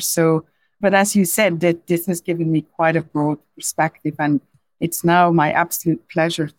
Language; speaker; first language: English; non-native, fluent; Dutch